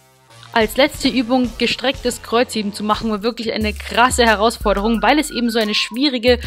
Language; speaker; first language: German; native; German